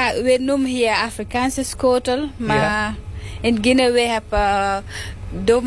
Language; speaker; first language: Dutch; non-native, learner; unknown